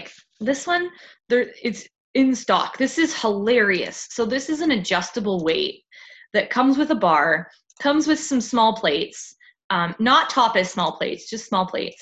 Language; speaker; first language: English; native; English